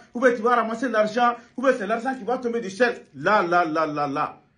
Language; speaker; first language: French; non-native, local second language; Bambara